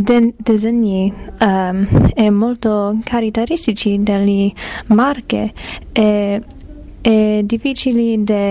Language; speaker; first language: Italian; non-native, learner; English